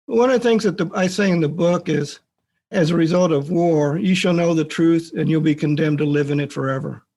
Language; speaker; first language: English; native; English